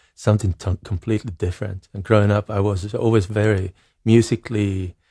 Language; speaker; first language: English; non-native, fluent; Swedish